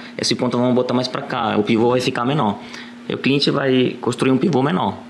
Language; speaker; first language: Portuguese; non-native, fluent; Italian